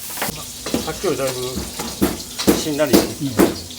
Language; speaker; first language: Japanese; native; Japanese